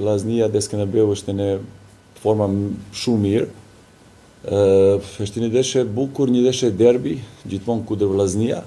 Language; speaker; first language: Albanian; non-native, learner; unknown